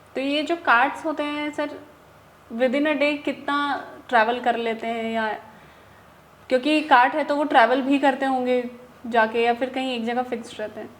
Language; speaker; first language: Hindi; native; Hindi